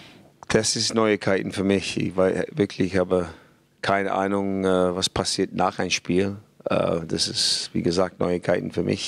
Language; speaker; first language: German; non-native, fluent; English